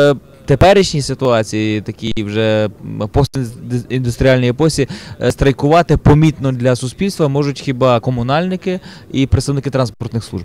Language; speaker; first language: Ukrainian; native; Ukrainian